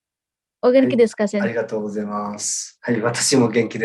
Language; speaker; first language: Japanese; non-native, fluent; Nepali